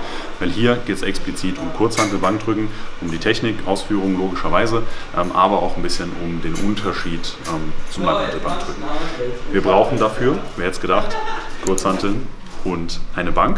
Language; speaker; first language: German; native; German